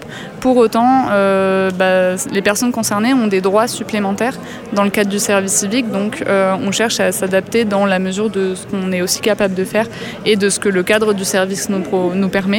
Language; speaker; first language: French; native; French